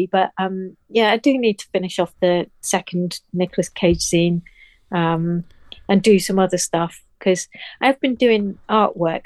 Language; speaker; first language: English; native; English